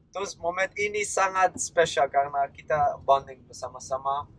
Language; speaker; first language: Indonesian; non-native, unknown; Dutch